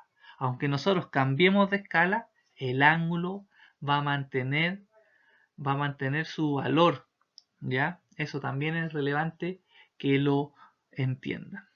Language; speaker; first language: Spanish; native; Spanish